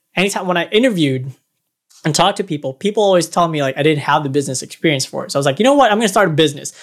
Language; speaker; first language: English; non-native, local second language; Filipino